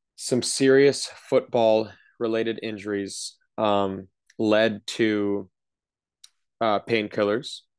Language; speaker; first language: English; native; English